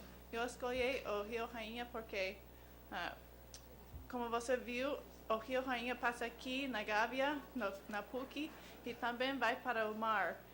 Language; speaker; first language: Portuguese; non-native, learner; English